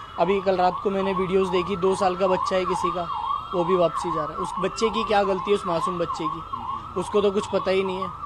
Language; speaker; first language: Hindi; native; Hindi